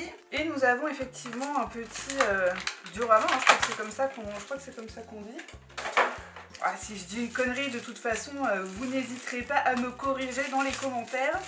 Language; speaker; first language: French; native; French